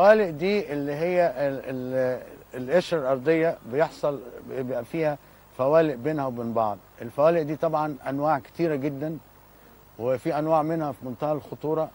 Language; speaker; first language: Arabic; native; Arabic